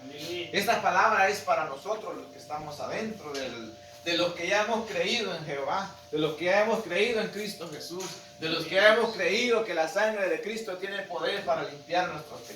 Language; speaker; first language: Spanish; native; Spanish